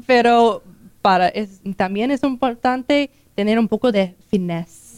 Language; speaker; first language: Spanish; non-native, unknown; English